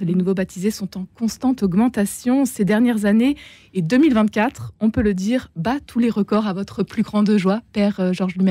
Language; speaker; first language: French; native; French